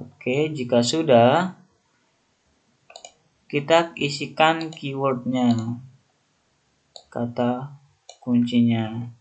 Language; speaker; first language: Indonesian; native; Indonesian